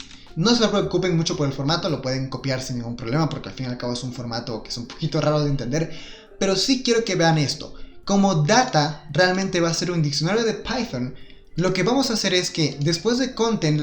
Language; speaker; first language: Spanish; native; Spanish